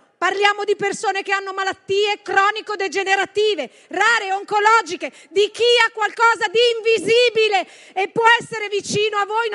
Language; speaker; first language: Italian; native; Italian